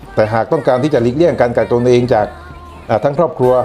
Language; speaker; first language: Thai; non-native, local second language; Northern Khmer